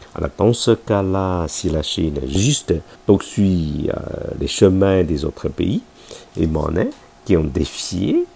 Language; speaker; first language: French; non-native, fluent; Chinese